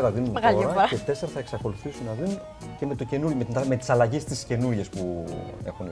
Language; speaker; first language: Greek; native; Greek